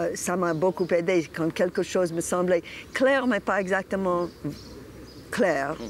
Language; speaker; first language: French; non-native, fluent; English